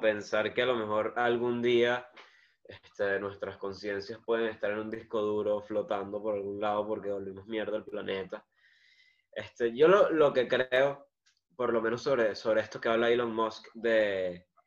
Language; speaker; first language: Spanish; native; Spanish